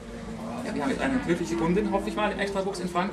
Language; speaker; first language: German; native; German